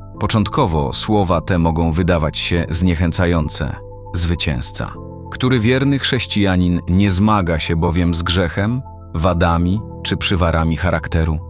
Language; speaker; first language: Polish; native; Polish